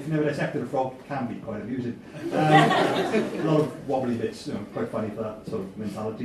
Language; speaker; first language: English; native; English